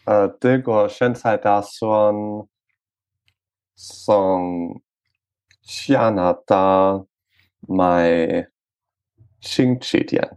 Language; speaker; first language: Chinese; non-native, learner; French